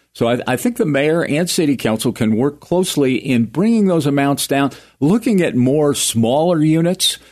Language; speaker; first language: English; native; English